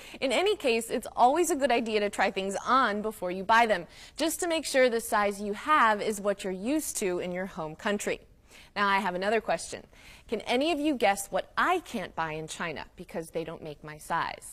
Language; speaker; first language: English; native; English